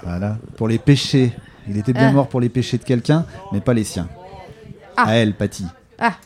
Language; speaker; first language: French; native; French